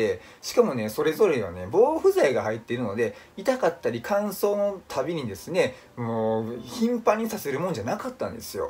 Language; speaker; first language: Japanese; native; Japanese